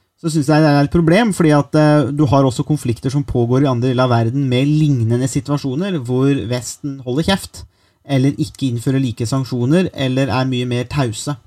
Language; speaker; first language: Norwegian; native; Norwegian